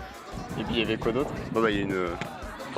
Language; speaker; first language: French; native; French